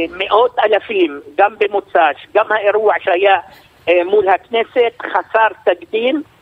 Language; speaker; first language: Hebrew; non-native, local second language; Arabic